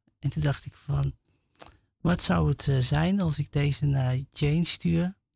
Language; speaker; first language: Dutch; native; Dutch